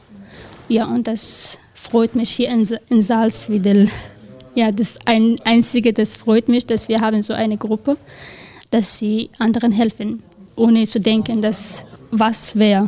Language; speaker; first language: German; non-native, learner; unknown